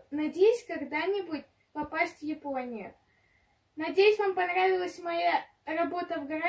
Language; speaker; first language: Russian; native; Russian